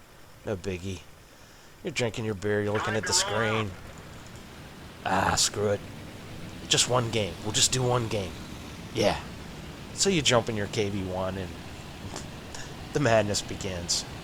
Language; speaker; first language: English; native; English